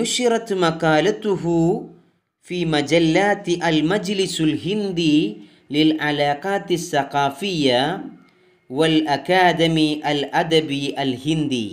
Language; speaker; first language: Arabic; non-native, fluent; Malayalam